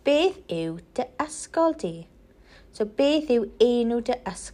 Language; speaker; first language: Welsh; non-native, local second language; English